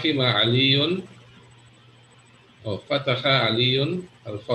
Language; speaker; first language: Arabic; non-native, fluent; English